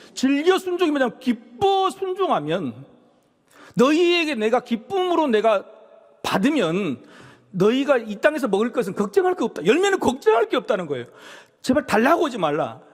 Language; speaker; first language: Korean; native; Korean